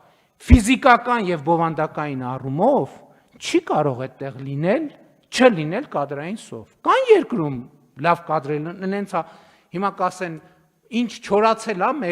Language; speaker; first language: Armenian; native; Armenian